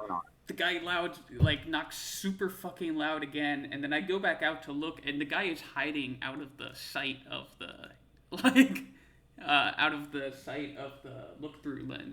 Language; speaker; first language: English; native; English